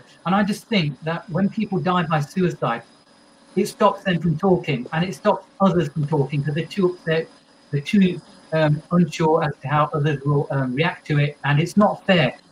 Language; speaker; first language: English; native; English